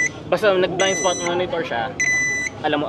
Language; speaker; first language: Filipino; native; Filipino